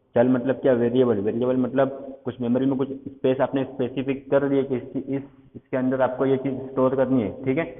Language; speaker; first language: Hindi; non-native, local second language; Gujarati